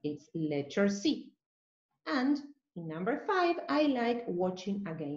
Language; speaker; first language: English; non-native, fluent; Spanish